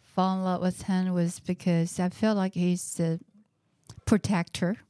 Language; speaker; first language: English; non-native, fluent; Chinese